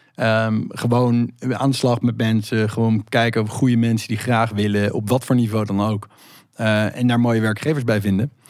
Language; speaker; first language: Dutch; native; Dutch